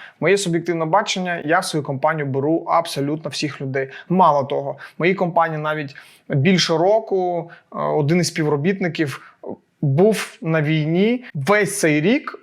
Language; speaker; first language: Ukrainian; non-native, local second language; Russian